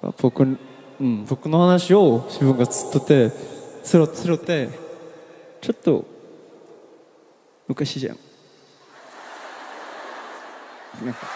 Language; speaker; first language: Japanese; non-native, learner; Korean